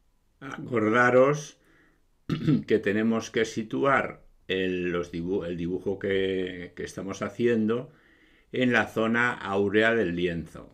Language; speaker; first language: Spanish; native; Spanish